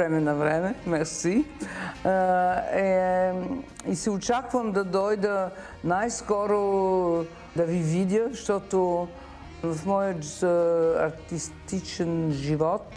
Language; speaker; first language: Bulgarian; early bilingual, heritage; Bulgarian